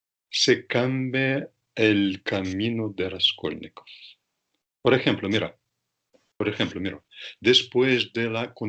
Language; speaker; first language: Spanish; non-native, fluent; Russian